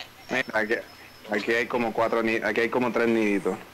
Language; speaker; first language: Spanish; early bilingual, heritage; Spanish